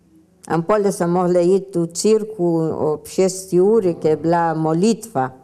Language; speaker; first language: Slovenian; early bilingual, heritage; Slovenian